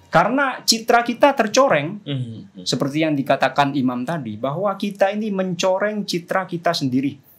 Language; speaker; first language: Indonesian; non-native, local second language; Madurese